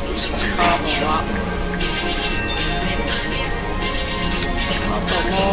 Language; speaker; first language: Japanese; non-native, learner; Cantonese